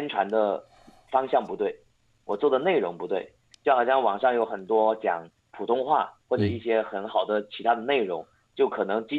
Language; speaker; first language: Chinese; non-native, local second language; Hakka Chinese